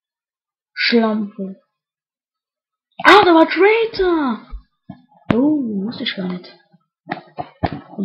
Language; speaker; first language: German; native; German